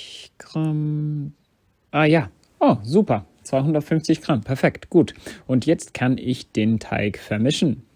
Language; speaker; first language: German; non-native, fluent; English